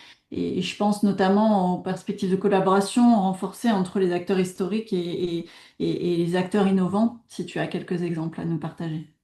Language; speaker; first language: French; native; French